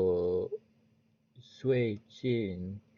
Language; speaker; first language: Chinese; non-native, learner; English